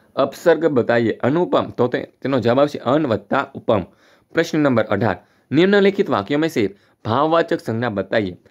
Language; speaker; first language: Hindi; non-native, local second language; Gujarati